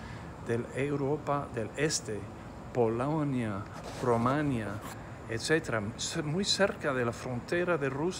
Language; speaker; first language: Spanish; non-native, fluent; English